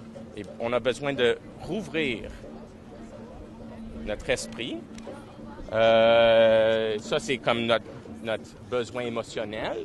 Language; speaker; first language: French; non-native, local second language; English